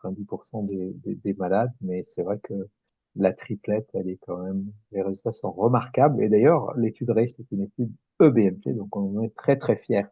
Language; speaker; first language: French; native; French